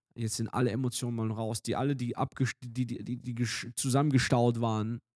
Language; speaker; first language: German; native; German